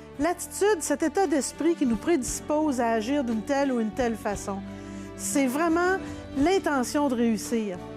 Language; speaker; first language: French; native; French